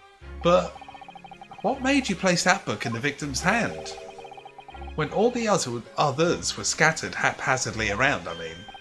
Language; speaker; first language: English; native; English